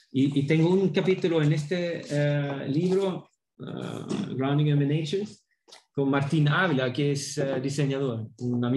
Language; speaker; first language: Spanish; non-native, fluent; Swedish